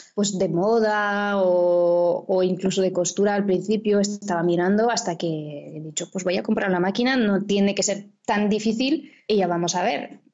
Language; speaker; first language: Spanish; non-native, fluent; French